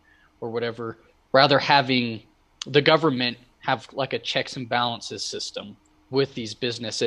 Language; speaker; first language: English; native; English